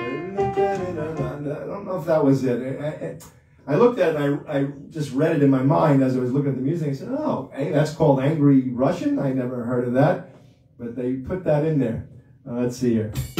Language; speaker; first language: English; native; English